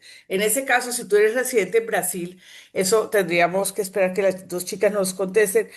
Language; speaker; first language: Spanish; native; Spanish